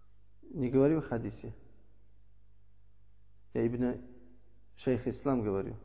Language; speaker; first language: Russian; non-native, learner; Uzbek